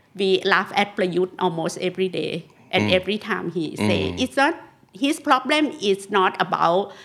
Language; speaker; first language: English; non-native, fluent; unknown